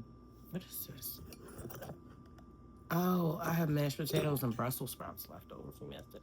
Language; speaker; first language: English; native; English